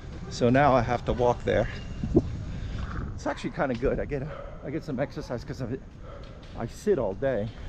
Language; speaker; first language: English; native; English